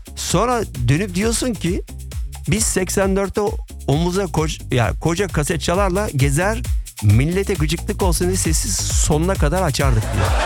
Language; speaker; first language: Turkish; early bilingual, heritage; Turkish